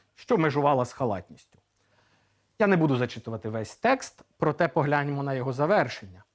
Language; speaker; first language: Ukrainian; native; Ukrainian